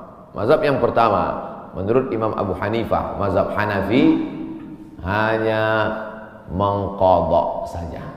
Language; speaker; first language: Malay; native; Malay